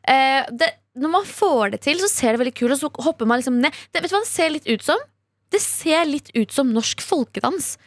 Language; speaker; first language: Norwegian; early bilingual, other home language; Kurdish